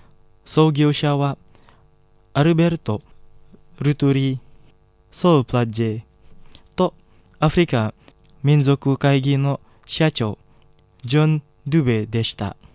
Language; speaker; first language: Japanese; non-native, fluent; Indonesian